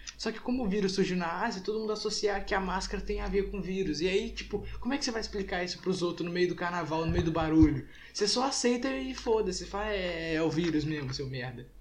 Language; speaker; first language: Portuguese; native; Portuguese